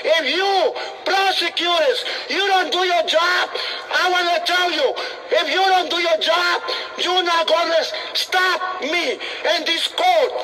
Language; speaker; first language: English; non-native, learner; Spanish